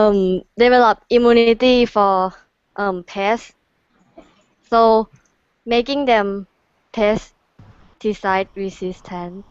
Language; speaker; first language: English; non-native, fluent; Thai